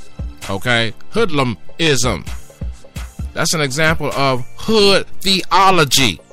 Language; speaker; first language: English; native; English